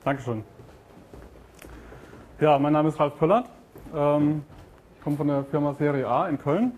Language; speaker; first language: German; native; German